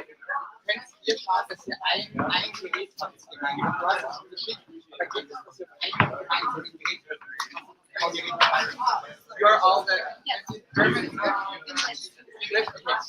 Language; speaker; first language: German; non-native, fluent; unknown